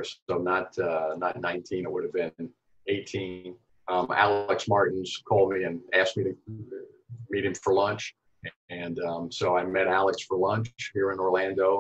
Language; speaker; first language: English; native; English